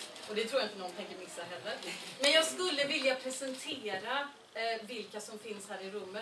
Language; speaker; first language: Swedish; native; Swedish